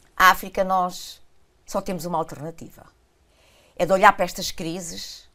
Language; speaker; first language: Portuguese; non-native, local second language; Kabuverdianu